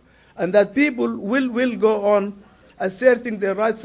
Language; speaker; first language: English; non-native, fluent; Arabic